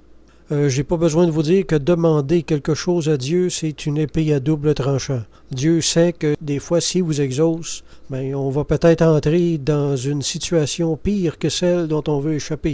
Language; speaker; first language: French; native; French